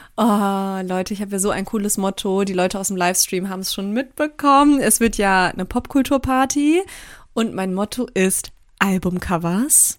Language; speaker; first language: German; early bilingual, other home language; Turkish